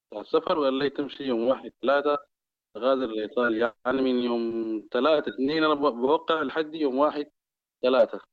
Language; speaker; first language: Arabic; native; Arabic